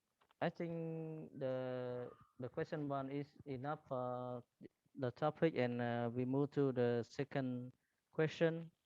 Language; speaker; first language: English; non-native, learner; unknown